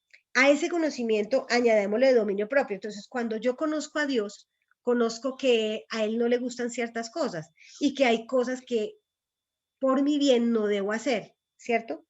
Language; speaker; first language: Spanish; native; Spanish